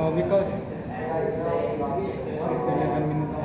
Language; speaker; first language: English; non-native, learner; Indonesian